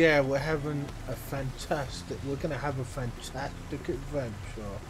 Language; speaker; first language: English; native; English